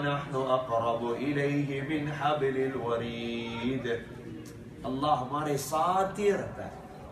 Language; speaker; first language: Hindi; non-native, learner; Tamil